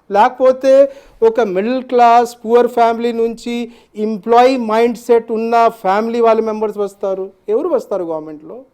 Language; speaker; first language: Telugu; non-native, fluent; Hindi